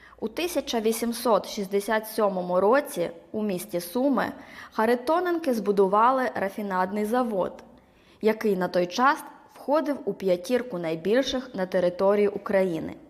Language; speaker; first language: Ukrainian; native; Ukrainian